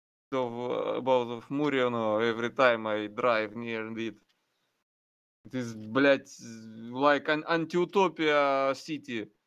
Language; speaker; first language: English; non-native, learner; Russian